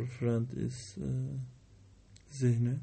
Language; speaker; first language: English; non-native, learner; Turkish